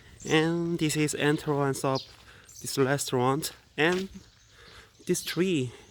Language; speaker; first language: English; non-native, learner; Korean